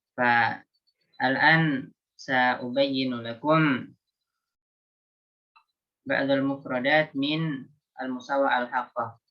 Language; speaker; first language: Arabic; non-native, learner; Indonesian